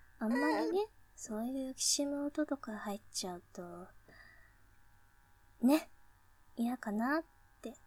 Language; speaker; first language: Japanese; native; Japanese